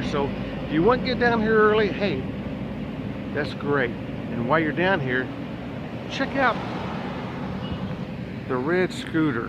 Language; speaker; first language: English; native; English